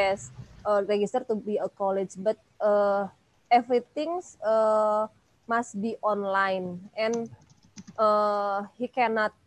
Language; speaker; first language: English; non-native, learner; Indonesian